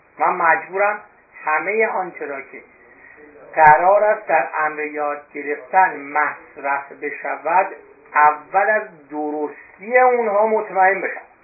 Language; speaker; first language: Persian; native; Persian